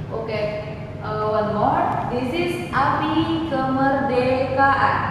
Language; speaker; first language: English; non-native, learner; Indonesian